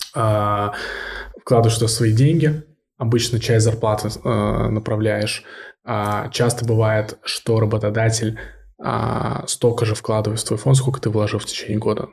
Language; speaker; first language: Russian; early bilingual, heritage; Russian